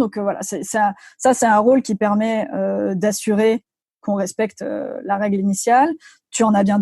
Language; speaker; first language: French; native; French